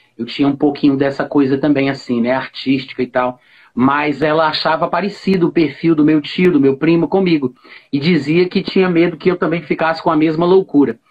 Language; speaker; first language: Portuguese; native; Portuguese